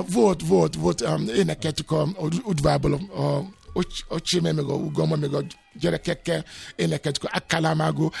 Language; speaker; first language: Hungarian; non-native, fluent; Yoruba